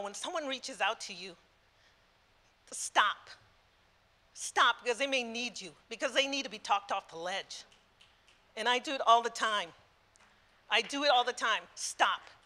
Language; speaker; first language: English; early bilingual, other home language; Spanish